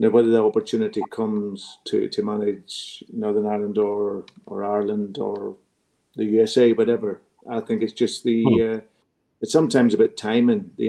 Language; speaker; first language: English; native; English